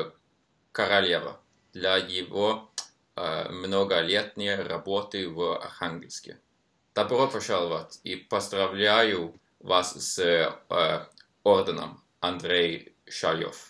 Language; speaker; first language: Russian; non-native, learner; Norwegian